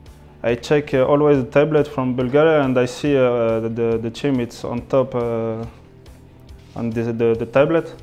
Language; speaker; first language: English; non-native, learner; French